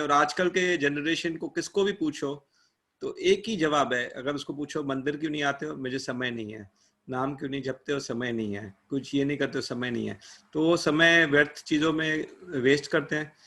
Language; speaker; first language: Hindi; native; Hindi